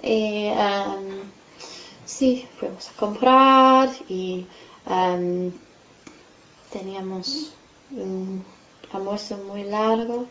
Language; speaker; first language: Spanish; non-native, fluent; English